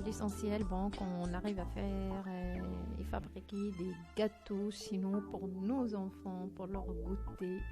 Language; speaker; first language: French; non-native, fluent; Arabic